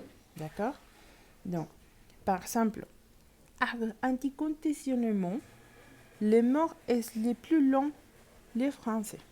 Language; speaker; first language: French; non-native, learner; Spanish